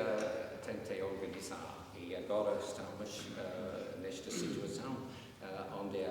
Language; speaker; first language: Portuguese; non-native, learner; English